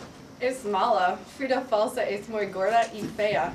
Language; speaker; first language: Spanish; non-native, learner; English